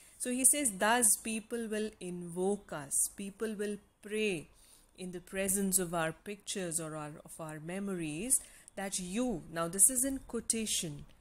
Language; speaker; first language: English; non-native, local second language; Punjabi